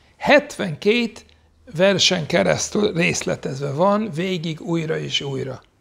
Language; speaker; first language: Hungarian; non-native, fluent; English